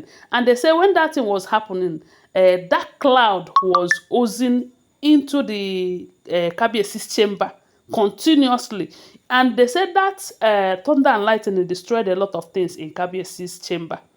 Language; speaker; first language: English; non-native, local second language; Yoruba